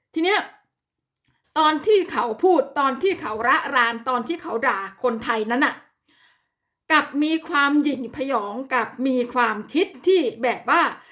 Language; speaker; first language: Thai; native; Thai